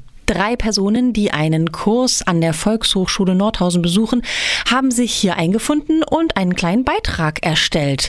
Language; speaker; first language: German; native; German